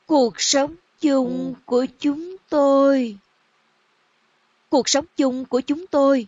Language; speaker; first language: Vietnamese; non-native, learner; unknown